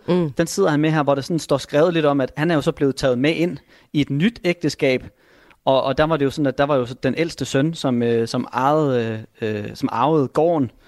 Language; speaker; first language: Danish; native; Danish